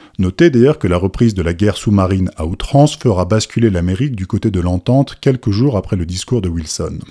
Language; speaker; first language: French; native; French